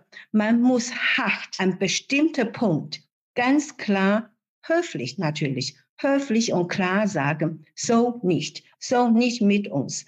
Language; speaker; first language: German; non-native, fluent; Chinese